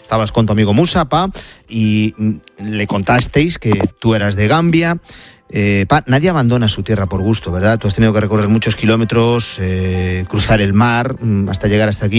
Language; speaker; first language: Spanish; native; Spanish